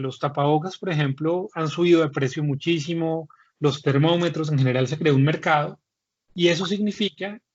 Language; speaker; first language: Spanish; native; Spanish